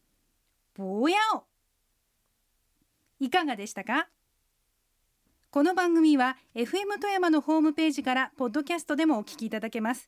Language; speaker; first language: Japanese; native; Japanese